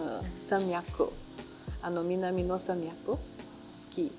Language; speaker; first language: Japanese; non-native, learner; Portuguese